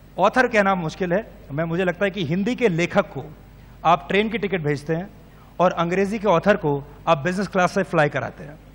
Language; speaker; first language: Hindi; native; Hindi